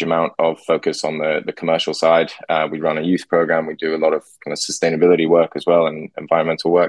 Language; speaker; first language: English; native; English